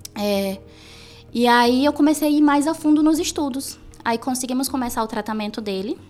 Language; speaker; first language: Portuguese; native; Portuguese